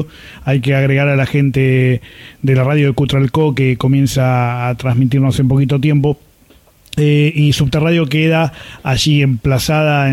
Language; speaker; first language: Spanish; native; Spanish